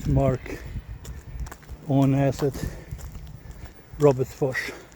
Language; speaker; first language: Swedish; non-native, fluent; English